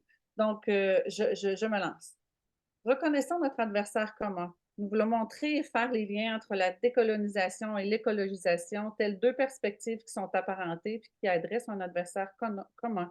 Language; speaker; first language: French; native; French